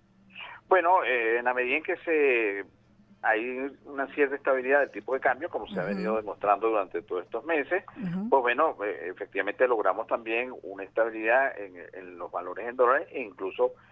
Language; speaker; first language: Spanish; native; Spanish